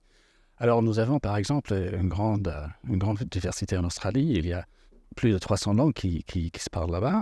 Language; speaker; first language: French; non-native, fluent; English